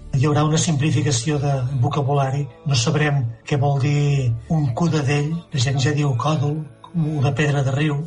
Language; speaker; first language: Catalan; native; Catalan